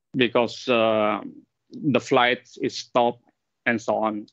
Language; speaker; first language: English; non-native, fluent; Indonesian